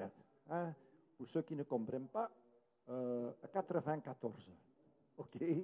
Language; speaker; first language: French; non-native, local second language; Dutch